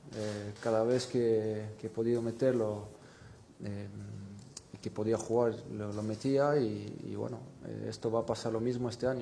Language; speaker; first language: Spanish; non-native, fluent; French